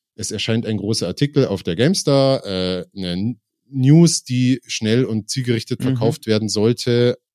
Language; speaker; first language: German; native; German